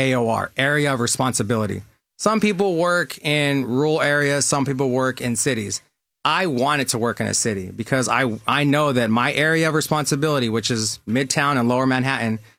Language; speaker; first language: English; native; English